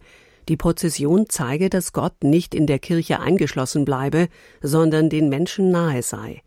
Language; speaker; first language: German; native; German